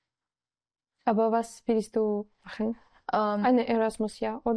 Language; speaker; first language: German; non-native, learner; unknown